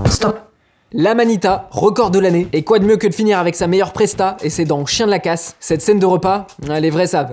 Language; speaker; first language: French; native; French